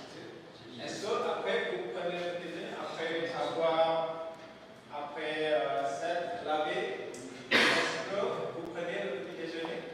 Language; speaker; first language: French; non-native, fluent; Indonesian